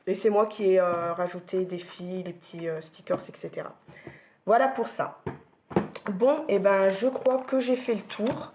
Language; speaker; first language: French; native; French